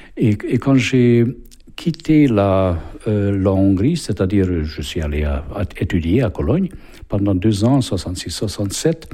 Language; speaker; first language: French; non-native, fluent; Hungarian